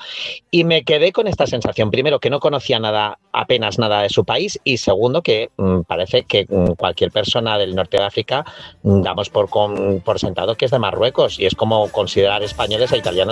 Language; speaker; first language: Spanish; native; Spanish